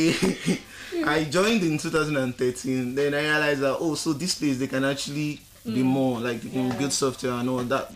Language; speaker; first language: English; non-native, local second language; Yoruba